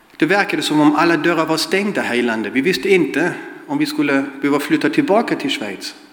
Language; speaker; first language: Swedish; non-native, fluent; German